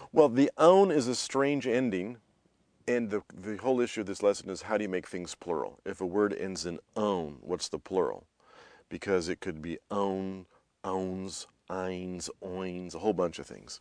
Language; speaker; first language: English; native; English